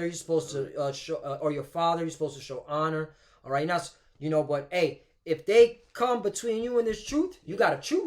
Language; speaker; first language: English; native; English